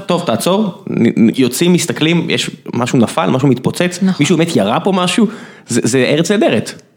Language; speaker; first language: Hebrew; native; Hebrew